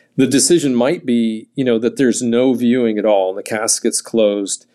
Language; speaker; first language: English; native; English